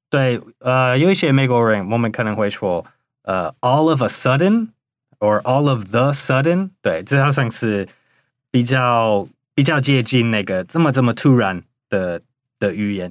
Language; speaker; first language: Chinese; non-native, fluent; English